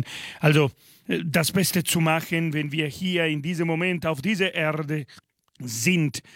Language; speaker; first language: German; non-native, fluent; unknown